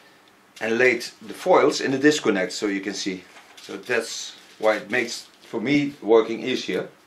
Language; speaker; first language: English; non-native, fluent; Dutch